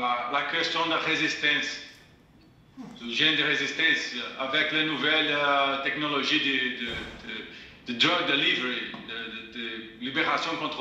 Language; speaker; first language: French; non-native, fluent; Portuguese